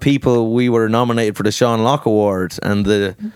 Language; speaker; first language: English; native; English